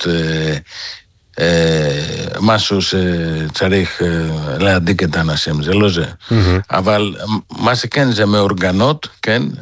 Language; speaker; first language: Hebrew; non-native, fluent; Greek